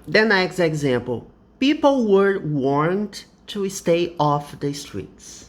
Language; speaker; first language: English; non-native, fluent; Portuguese